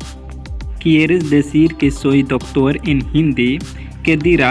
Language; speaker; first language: Spanish; non-native, learner; Hindi